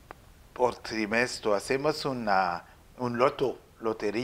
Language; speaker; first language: Spanish; non-native, learner; French